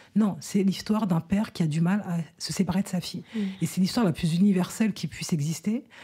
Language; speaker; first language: French; native; French